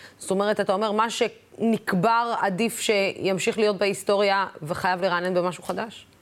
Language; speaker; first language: Hebrew; non-native, local second language; Arabic